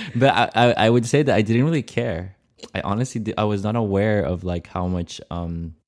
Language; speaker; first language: English; non-native, fluent; Portuguese